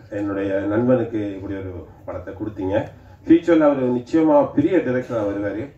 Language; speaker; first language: Tamil; native; Tamil